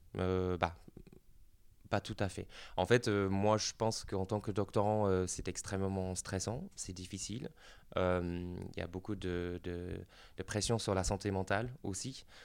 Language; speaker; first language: French; non-native, fluent; English